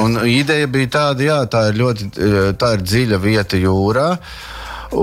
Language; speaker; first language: Latvian; native; Latvian